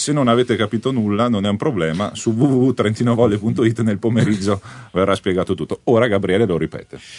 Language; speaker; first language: Italian; native; Italian